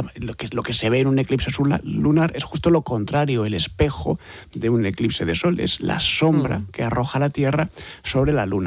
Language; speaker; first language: Spanish; native; Spanish